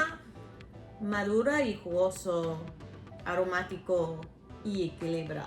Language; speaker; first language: Spanish; non-native, fluent; English